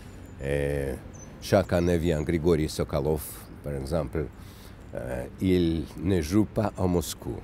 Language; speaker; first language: French; non-native, learner; Russian